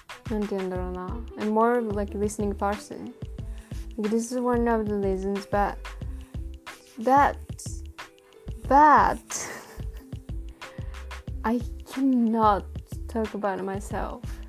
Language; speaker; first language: English; non-native, learner; Japanese